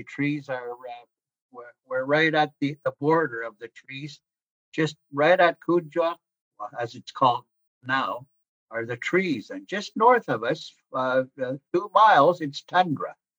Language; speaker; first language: English; non-native, fluent; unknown